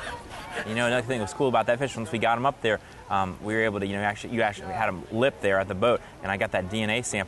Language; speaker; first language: English; native; English